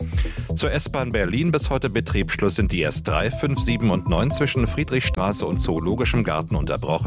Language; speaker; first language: German; native; German